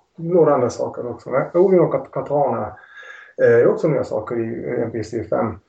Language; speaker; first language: Swedish; non-native, fluent; Hungarian